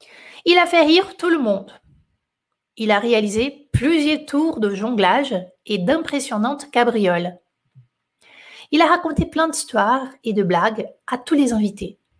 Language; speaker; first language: French; non-native, fluent; Portuguese